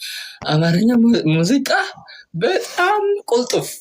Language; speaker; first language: Amharic; non-native, learner; Tigrinya